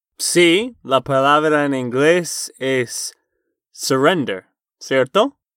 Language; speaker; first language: Spanish; non-native, fluent; English